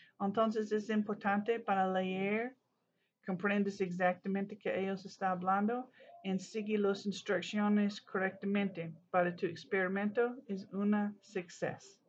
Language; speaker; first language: Spanish; non-native, learner; English